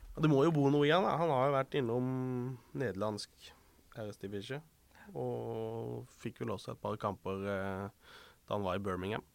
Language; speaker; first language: Norwegian; native; Norwegian